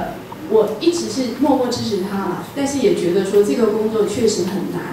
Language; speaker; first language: Chinese; native; Chinese